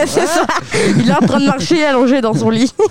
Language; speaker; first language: French; native; French